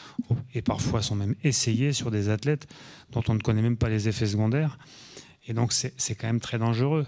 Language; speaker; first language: French; native; French